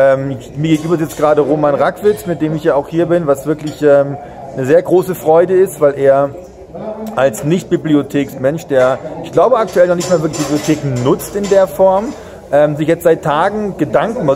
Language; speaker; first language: German; native; German